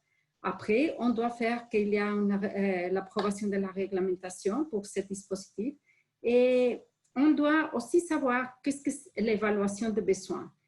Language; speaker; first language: French; non-native, fluent; Spanish